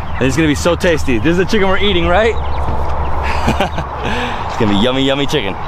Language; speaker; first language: English; native; English